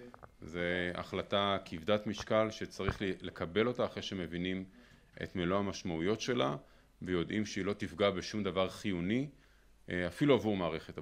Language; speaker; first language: Hebrew; native; Hebrew